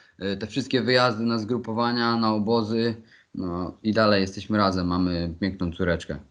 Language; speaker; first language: Polish; native; Polish